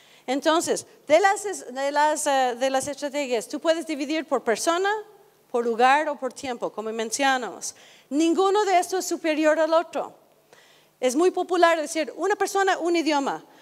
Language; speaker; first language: Spanish; non-native, fluent; English